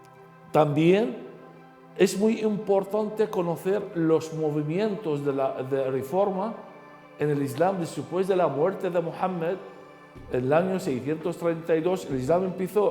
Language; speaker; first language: Spanish; non-native, fluent; Arabic